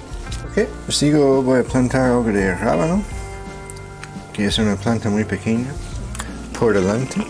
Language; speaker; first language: Spanish; non-native, fluent; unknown